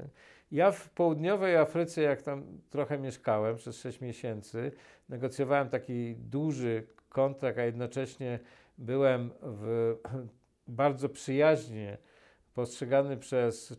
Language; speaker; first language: Polish; native; Polish